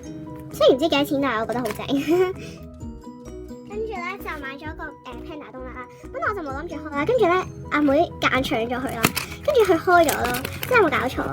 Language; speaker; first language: Cantonese; native; Cantonese